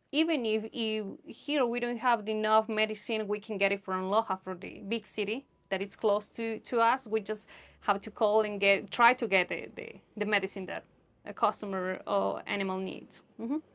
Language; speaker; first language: English; non-native, fluent; Spanish